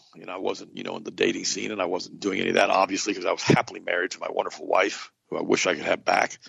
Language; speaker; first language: English; native; English